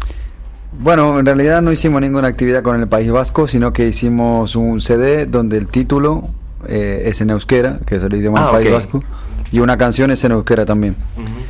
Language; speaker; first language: Spanish; native; Spanish